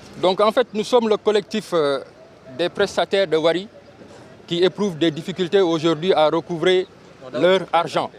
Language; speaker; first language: French; non-native, local second language; Wolof